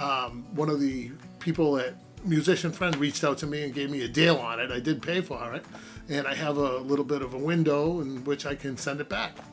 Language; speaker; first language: English; native; English